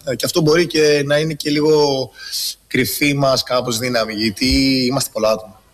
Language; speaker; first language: Greek; early bilingual, other home language; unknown